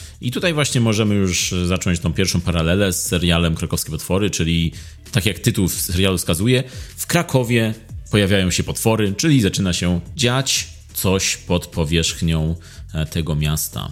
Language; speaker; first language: Polish; native; Polish